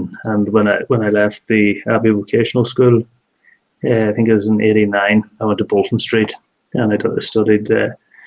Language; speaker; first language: English; native; English